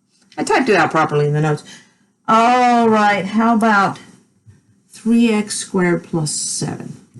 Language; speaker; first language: English; native; English